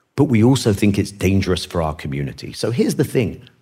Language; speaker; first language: English; native; English